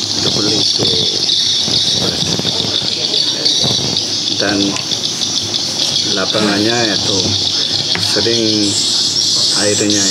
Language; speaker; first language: Indonesian; non-native, learner; Korean